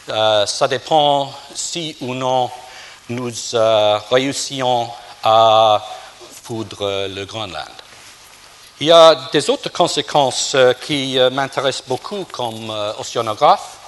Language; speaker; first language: French; non-native, fluent; English